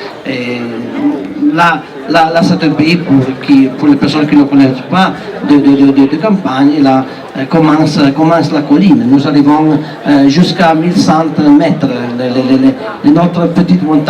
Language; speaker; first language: French; non-native, learner; Italian